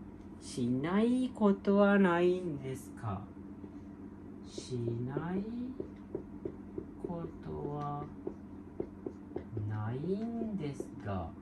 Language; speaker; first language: Japanese; non-native, fluent; Sinhala